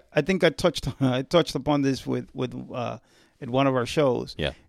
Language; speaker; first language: English; early bilingual, other home language; Spanish